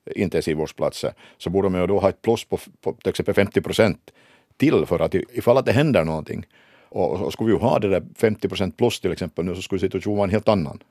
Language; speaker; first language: Swedish; native; Swedish